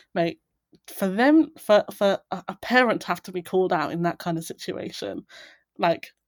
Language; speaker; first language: English; native; English